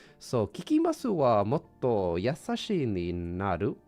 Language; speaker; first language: Japanese; non-native, learner; English